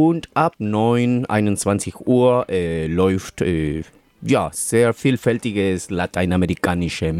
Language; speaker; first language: German; non-native, fluent; Spanish